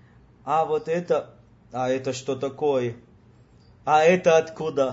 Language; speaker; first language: Russian; non-native, learner; Spanish